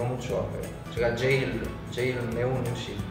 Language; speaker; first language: Korean; non-native, learner; Romanian